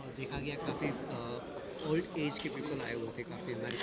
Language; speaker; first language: Hindi; native; Hindi